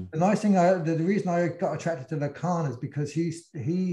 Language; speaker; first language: English; native; English